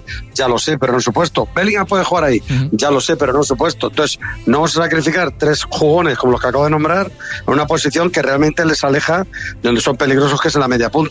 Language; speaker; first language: Spanish; native; Spanish